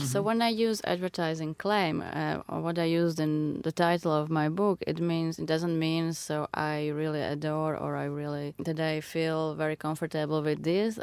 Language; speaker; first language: English; non-native, fluent; Slovak